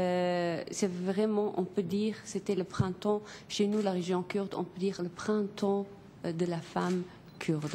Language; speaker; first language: French; non-native, fluent; Kurdish